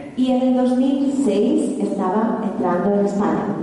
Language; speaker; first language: Spanish; non-native, fluent; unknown